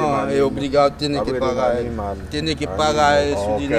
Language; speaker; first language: Spanish; non-native, learner; Haitian Creole